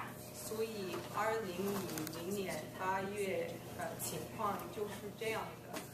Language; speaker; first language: Chinese; non-native, fluent; English